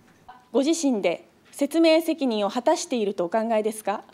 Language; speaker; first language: Japanese; native; Japanese